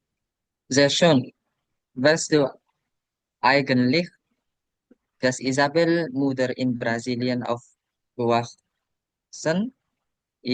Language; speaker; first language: German; non-native, learner; Indonesian